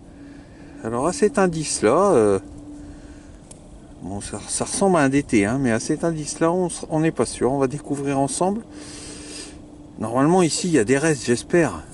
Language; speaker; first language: French; native; French